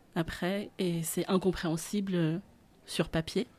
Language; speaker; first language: French; non-native, local second language; Malagasy